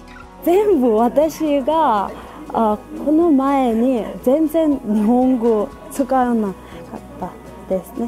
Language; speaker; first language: Japanese; non-native, learner; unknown